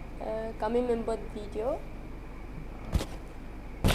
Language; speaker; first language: Indonesian; non-native, learner; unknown